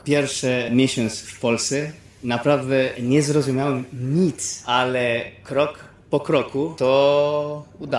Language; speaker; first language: Polish; non-native, fluent; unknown